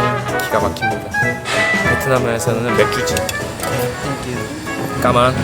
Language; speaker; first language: Korean; native; Korean